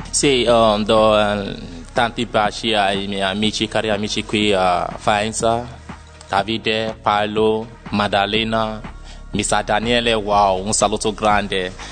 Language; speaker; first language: Italian; non-native, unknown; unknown